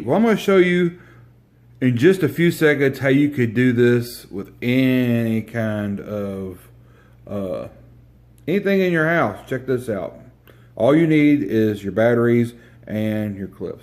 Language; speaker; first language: English; native; English